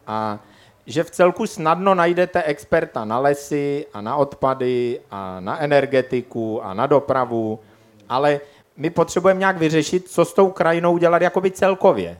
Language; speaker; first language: Czech; native; Czech